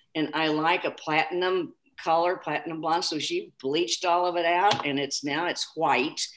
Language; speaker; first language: English; native; English